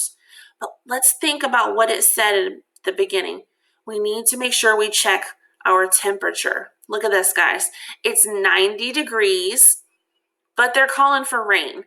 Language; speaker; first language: English; native; English